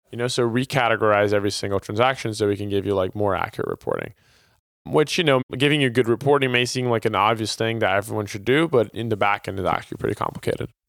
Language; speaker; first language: English; non-native, fluent; Portuguese